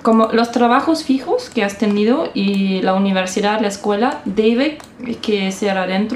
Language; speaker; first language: Spanish; non-native, fluent; German